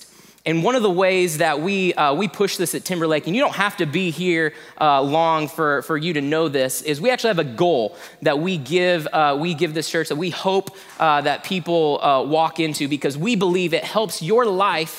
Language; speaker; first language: English; native; English